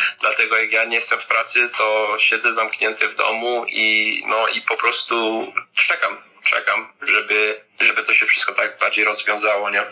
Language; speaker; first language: Polish; early bilingual, heritage; Polish